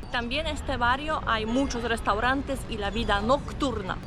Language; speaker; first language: Spanish; non-native, fluent; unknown